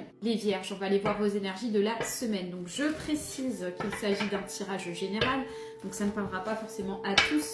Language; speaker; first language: French; native; French